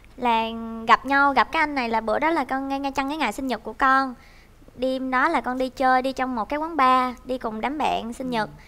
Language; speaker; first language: Vietnamese; native; Vietnamese